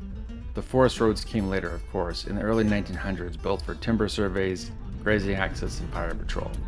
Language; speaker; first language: English; native; English